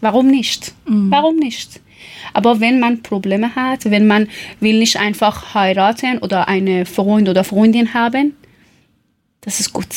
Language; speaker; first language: German; non-native, learner; Persian